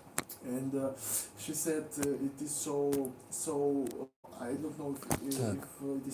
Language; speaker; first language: English; non-native, learner; Russian